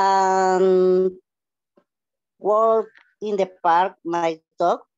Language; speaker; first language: English; non-native, learner; Spanish